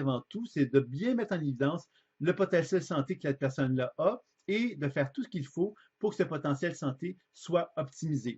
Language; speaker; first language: French; native; French